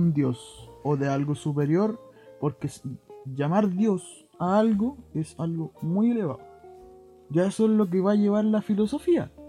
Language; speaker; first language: Spanish; native; Spanish